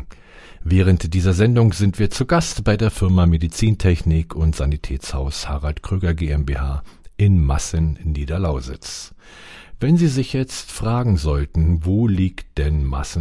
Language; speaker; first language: German; native; German